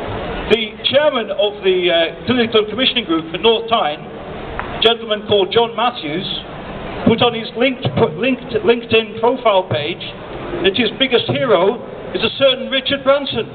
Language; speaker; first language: English; native; English